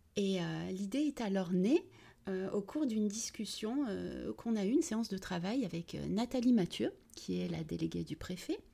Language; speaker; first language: French; early bilingual, other home language; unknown